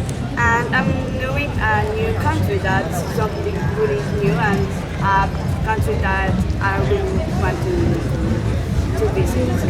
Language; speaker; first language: English; non-native, learner; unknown